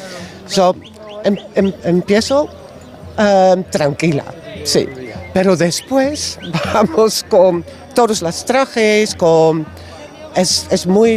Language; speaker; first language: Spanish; non-native, learner; Dutch